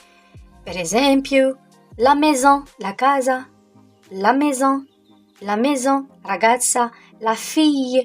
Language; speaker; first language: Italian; non-native, learner; Arabic